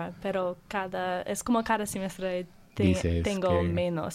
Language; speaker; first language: Spanish; non-native, learner; English